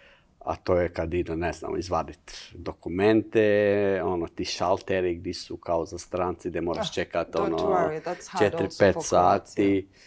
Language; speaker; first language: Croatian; non-native, learner; Albanian